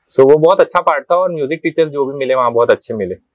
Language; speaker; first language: Hindi; non-native, local second language; Marathi